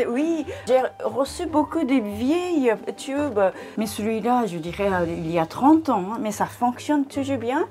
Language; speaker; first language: French; non-native, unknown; Japanese